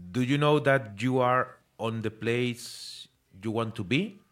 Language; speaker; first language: English; non-native, learner; Spanish